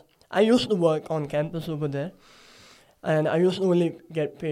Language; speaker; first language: English; non-native, local second language; Gujarati